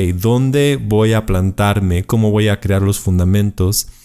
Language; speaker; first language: Spanish; native; Spanish